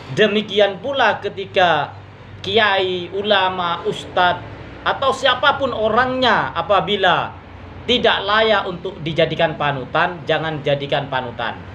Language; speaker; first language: Indonesian; non-native, local second language; Madurese